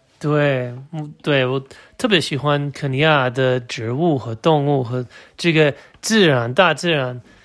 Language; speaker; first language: Chinese; non-native, learner; English